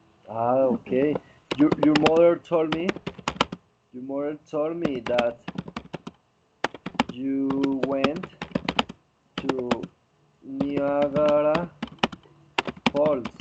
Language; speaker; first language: English; non-native, learner; Spanish